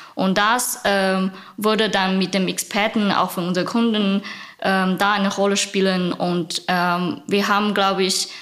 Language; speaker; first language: German; non-native, fluent; Chinese